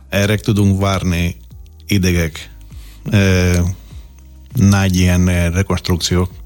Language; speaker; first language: Hungarian; non-native, fluent; Greek